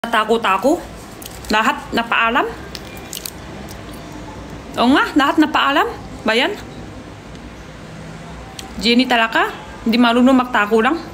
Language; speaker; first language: Filipino; non-native, learner; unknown